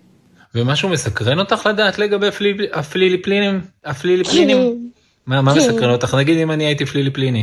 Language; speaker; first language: Hebrew; native; Hebrew